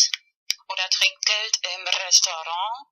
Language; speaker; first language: German; non-native, learner; Spanish